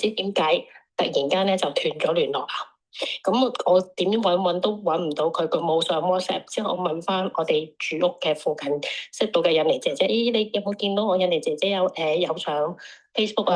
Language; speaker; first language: Cantonese; native; Cantonese